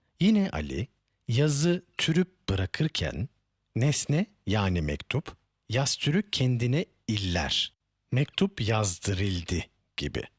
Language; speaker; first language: Turkish; native; Turkish